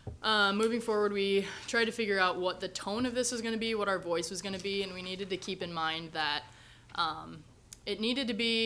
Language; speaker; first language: English; native; English